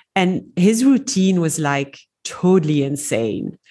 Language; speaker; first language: English; non-native, fluent; French